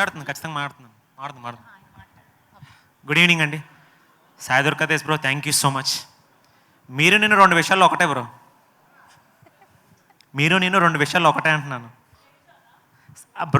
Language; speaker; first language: Telugu; native; Telugu